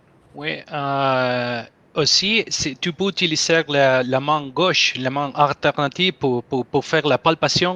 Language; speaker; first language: French; non-native, learner; Spanish